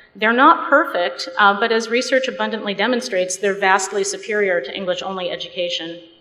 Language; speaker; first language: English; native; English